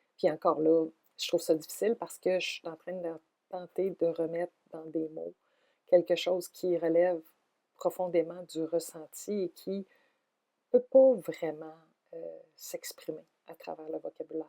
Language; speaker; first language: French; native; French